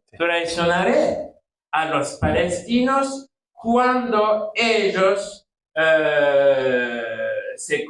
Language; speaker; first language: Spanish; non-native, fluent; Japanese